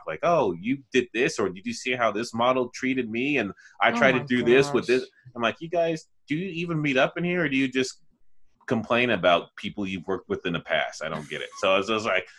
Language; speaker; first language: English; native; English